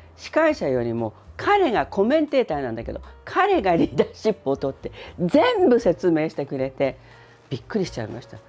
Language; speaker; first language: Japanese; non-native, fluent; Chinese